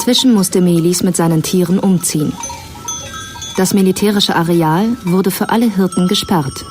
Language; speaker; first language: German; native; German